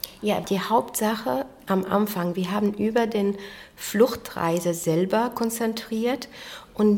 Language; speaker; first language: German; non-native, fluent; Arabic